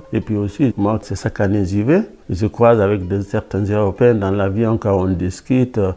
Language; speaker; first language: French; non-native, local second language; Wolof